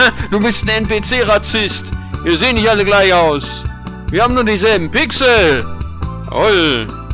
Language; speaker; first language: German; native; German